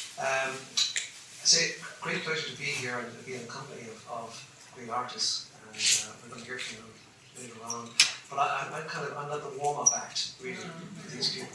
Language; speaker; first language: English; native; English